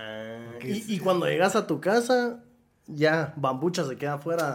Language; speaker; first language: Spanish; native; Spanish